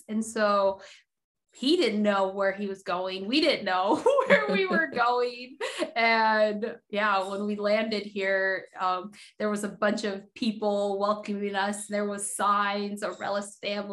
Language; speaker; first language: English; early bilingual, other home language; Haitian Creole